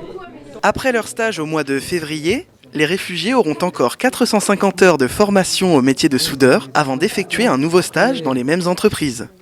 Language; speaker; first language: French; native; French